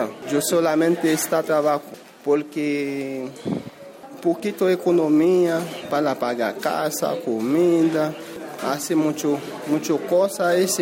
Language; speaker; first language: Spanish; non-native, learner; Haitian Creole